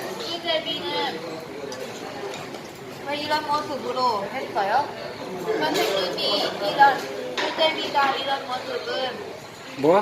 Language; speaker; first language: Korean; non-native, learner; Thai